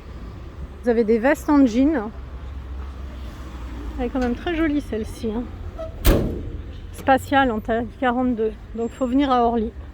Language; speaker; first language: French; native; French